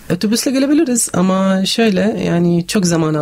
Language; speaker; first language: Turkish; non-native, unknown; Arabic